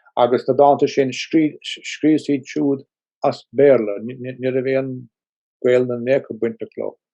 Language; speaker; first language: Irish; non-native, local second language; English